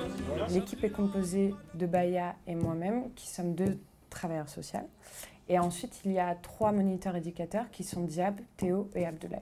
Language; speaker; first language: French; native; French